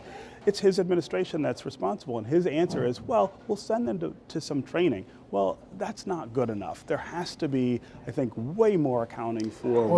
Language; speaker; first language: English; native; English